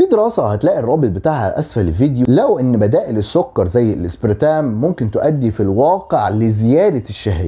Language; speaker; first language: Arabic; native; Arabic